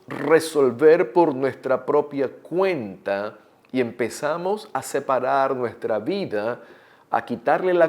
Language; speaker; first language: Spanish; native; Spanish